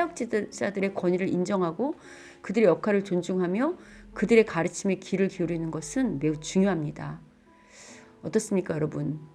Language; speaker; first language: Korean; native; Korean